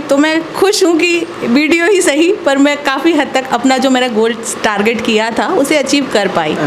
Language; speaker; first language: Hindi; native; Hindi